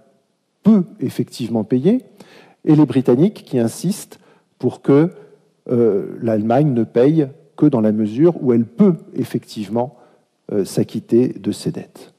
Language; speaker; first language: French; native; French